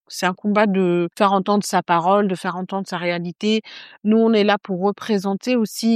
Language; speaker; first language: French; non-native, local second language; Arabic